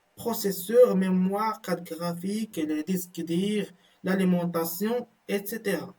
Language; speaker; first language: French; non-native, local second language; Arabic